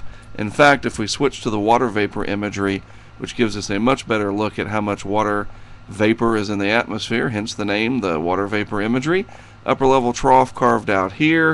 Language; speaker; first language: English; native; English